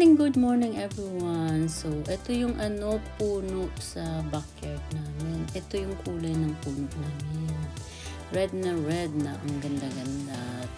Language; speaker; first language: Filipino; native; Filipino